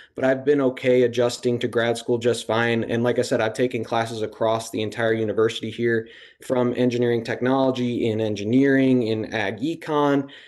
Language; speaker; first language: English; native; English